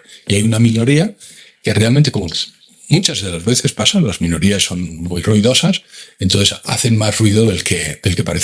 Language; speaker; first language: Spanish; native; Spanish